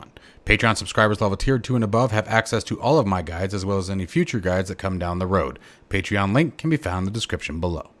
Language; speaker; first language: English; native; English